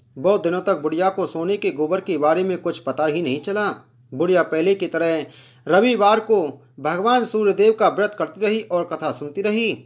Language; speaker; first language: Hindi; native; Hindi